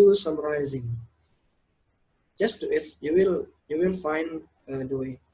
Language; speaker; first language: English; non-native, learner; Indonesian